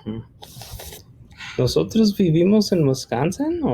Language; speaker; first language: Spanish; non-native, fluent; English